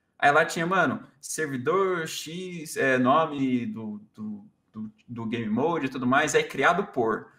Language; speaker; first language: Portuguese; native; Portuguese